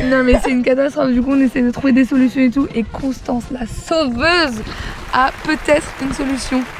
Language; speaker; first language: French; native; French